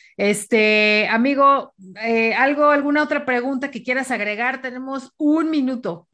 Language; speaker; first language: Spanish; native; Spanish